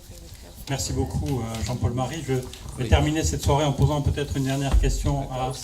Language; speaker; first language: French; native; French